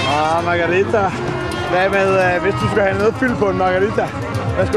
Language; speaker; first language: Danish; native; Danish